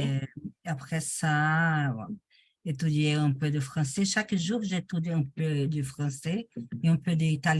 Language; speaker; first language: French; non-native, learner; Portuguese